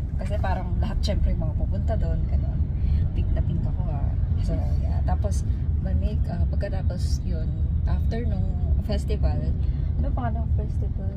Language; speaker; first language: Filipino; native; Filipino